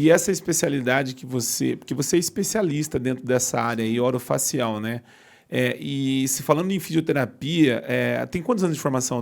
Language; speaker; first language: Portuguese; native; Portuguese